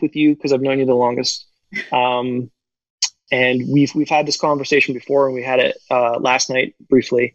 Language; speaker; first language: English; native; English